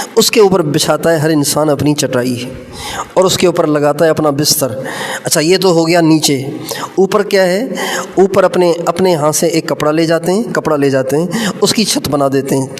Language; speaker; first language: Urdu; native; Urdu